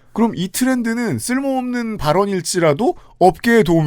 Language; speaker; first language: Korean; native; Korean